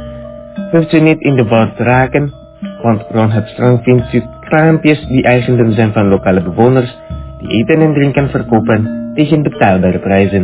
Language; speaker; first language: Dutch; non-native, fluent; Indonesian